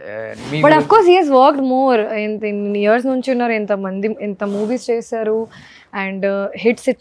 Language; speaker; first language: Telugu; non-native, local second language; Hindi